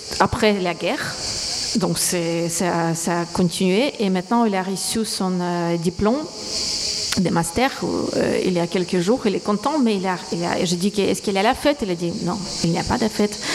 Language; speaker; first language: French; non-native, fluent; Ukrainian